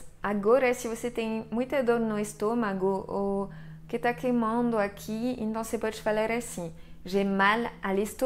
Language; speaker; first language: Portuguese; non-native, fluent; French